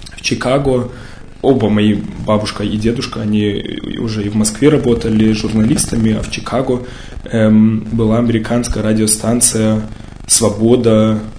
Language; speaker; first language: Russian; early bilingual, heritage; Russian